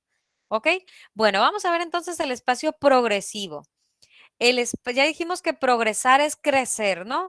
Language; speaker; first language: Spanish; native; Spanish